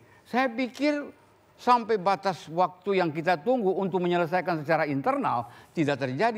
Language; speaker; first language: Indonesian; native; Indonesian